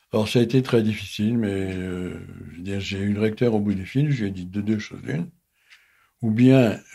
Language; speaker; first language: French; native; French